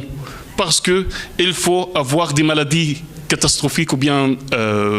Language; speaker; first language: French; non-native, fluent; Arabic